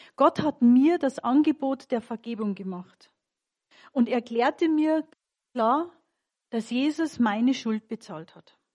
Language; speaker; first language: German; native; German